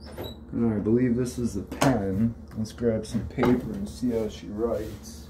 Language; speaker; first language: English; native; English